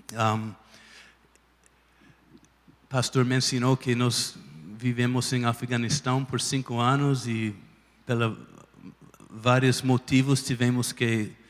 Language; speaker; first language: Portuguese; non-native, fluent; English